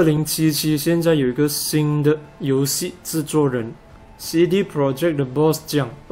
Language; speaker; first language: Chinese; native; Chinese